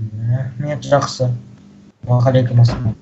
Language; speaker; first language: Kazakh; non-native, local second language; Russian